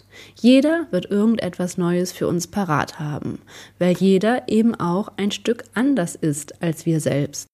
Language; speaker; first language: German; native; German